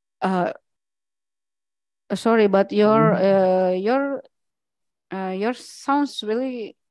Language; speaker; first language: English; non-native, learner; Indonesian